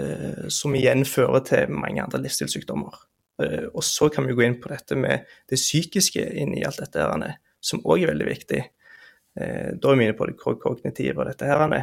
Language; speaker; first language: Norwegian; native; Norwegian